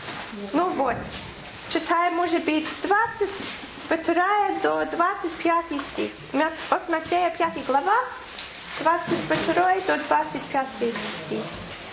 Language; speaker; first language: Russian; non-native, fluent; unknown